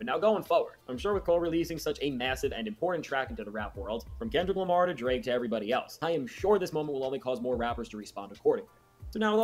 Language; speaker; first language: English; native; English